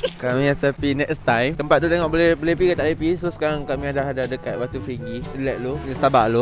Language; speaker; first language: Malay; native; Malay